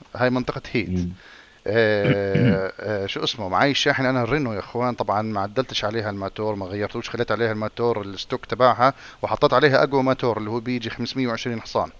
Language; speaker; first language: Arabic; native; Arabic